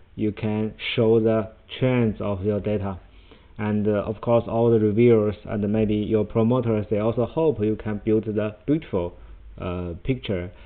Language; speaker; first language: English; non-native, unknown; Chinese